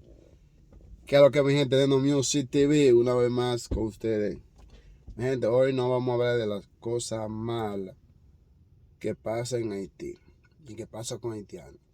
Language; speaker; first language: Spanish; non-native, fluent; Haitian Creole